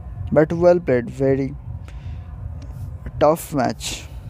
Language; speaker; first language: English; non-native, local second language; Bangla